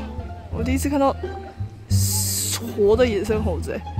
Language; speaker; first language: Chinese; native; Chinese